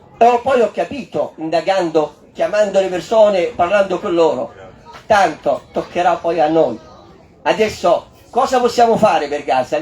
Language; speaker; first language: Italian; non-native, fluent; Arabic